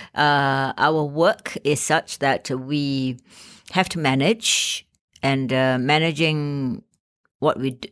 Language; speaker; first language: English; non-native, local second language; Malay